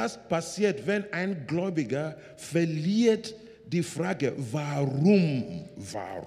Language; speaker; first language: German; non-native, learner; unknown